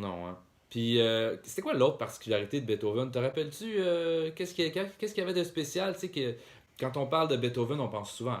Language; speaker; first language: French; native; French